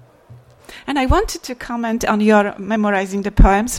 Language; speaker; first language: English; non-native, fluent; Polish